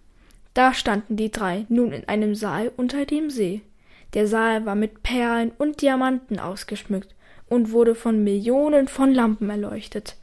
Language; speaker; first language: German; native; German